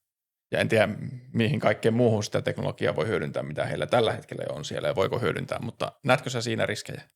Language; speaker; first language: Finnish; native; Finnish